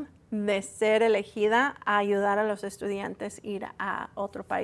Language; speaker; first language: Spanish; early bilingual, heritage; Spanish